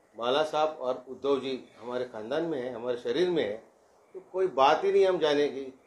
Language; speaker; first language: Hindi; non-native, local second language; Marathi